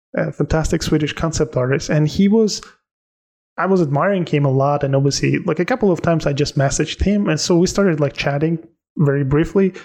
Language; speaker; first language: English; non-native, fluent; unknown